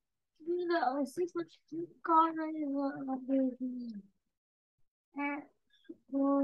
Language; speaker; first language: Chinese; non-native, learner; Vietnamese